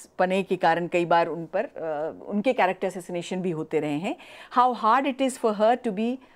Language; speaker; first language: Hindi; native; Hindi